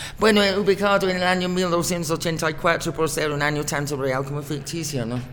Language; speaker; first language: Spanish; non-native, fluent; English